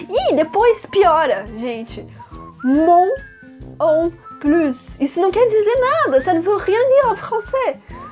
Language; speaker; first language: Portuguese; native; Portuguese